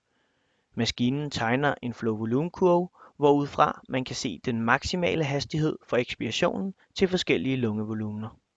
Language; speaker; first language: Danish; native; Danish